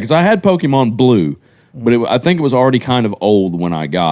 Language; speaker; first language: English; native; English